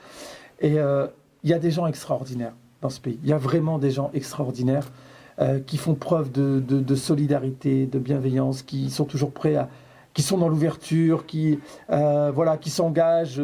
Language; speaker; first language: French; native; French